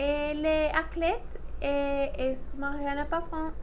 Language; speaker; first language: French; non-native, learner; Spanish